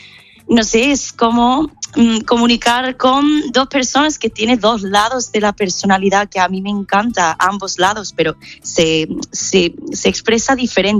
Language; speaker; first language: Spanish; non-native, fluent; English